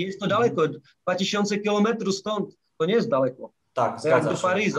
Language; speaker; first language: Polish; non-native, learner; Czech